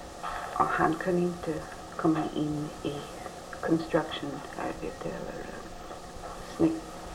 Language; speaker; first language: Swedish; early bilingual, heritage; Swedish